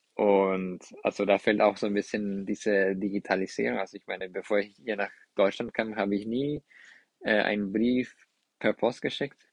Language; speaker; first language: German; non-native, fluent; Spanish